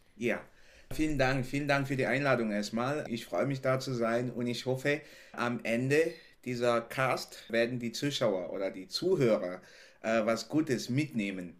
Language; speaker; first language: German; non-native, fluent; French